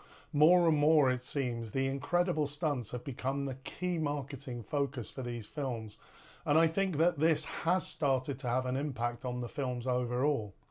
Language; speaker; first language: English; native; English